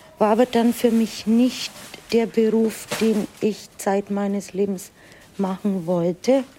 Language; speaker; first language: German; native; German